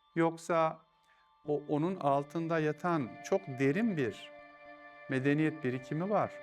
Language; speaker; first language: Turkish; native; Turkish